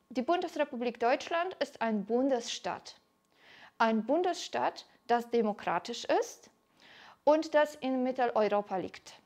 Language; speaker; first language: German; non-native, fluent; Polish